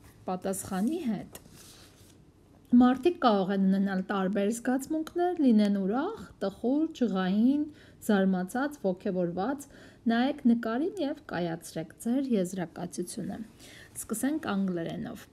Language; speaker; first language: Armenian; native; Armenian